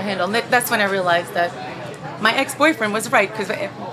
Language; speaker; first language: English; non-native, fluent; Bosnian